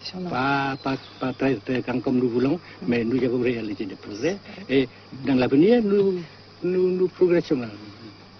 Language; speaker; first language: French; non-native, local second language; Vietnamese